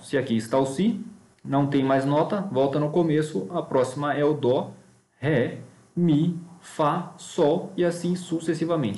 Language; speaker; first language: Portuguese; native; Portuguese